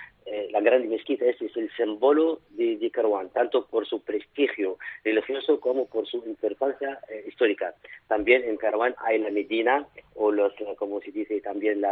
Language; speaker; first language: Spanish; non-native, fluent; Arabic